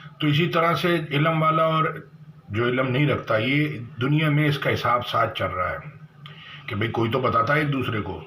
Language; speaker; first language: Urdu; native; Urdu